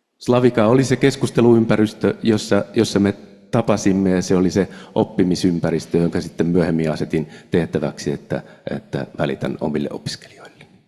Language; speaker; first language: Finnish; native; Finnish